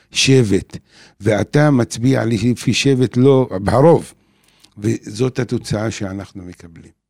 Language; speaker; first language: Hebrew; non-native, local second language; Arabic